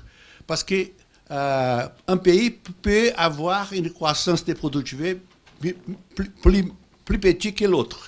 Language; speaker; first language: French; non-native, fluent; Portuguese